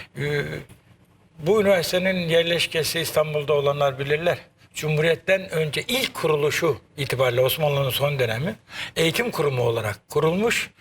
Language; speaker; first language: Turkish; native; Turkish